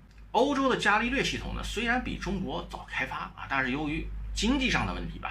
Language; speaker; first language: Chinese; native; Chinese